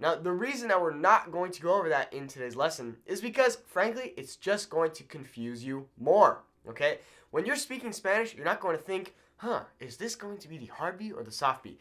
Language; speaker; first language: English; native; English